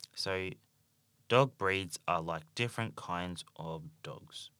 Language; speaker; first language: English; native; English